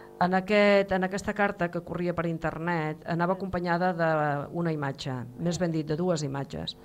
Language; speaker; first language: Catalan; native; Catalan